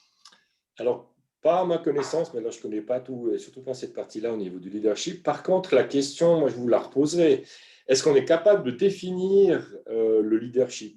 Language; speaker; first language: French; native; French